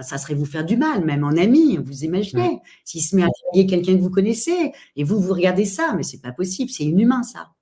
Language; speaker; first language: French; native; French